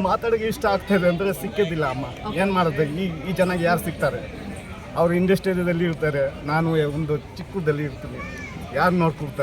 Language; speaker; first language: Kannada; non-native, local second language; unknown